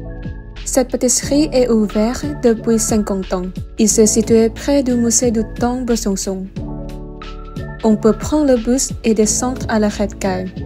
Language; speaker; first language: French; non-native, fluent; Thai